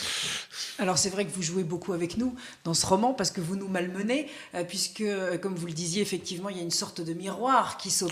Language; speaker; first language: French; native; French